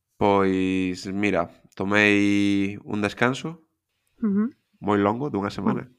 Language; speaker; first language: Galician; non-native, local second language; Spanish